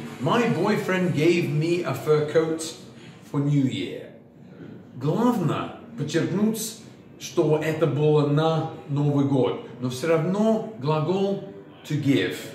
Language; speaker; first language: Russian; non-native, fluent; English